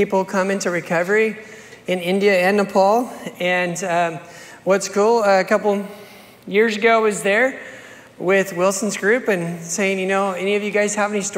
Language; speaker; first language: English; native; English